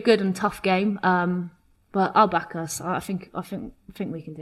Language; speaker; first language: English; native; English